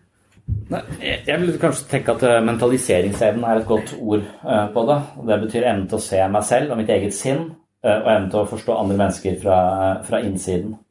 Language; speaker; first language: Norwegian; native; Norwegian